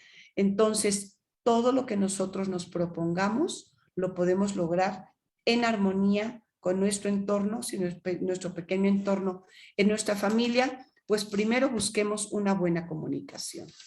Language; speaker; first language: Spanish; native; Spanish